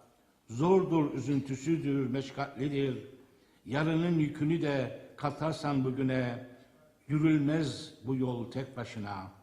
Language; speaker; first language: Turkish; native; Turkish